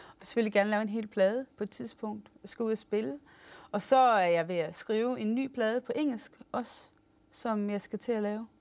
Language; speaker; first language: Danish; non-native, fluent; English